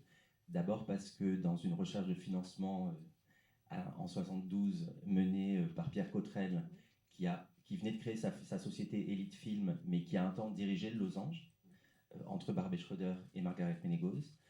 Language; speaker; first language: French; native; French